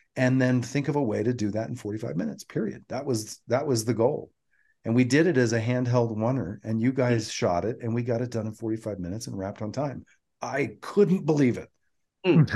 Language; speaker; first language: English; native; English